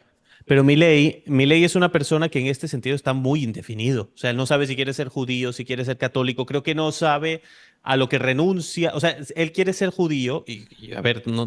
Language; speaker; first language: Spanish; native; Spanish